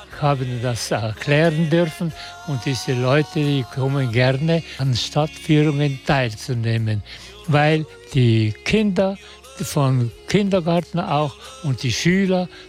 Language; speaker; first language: German; native; German